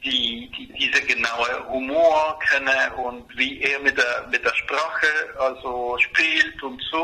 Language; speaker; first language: German; non-native, fluent; Spanish